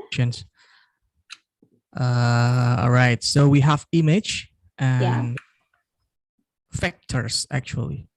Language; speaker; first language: English; non-native, fluent; Indonesian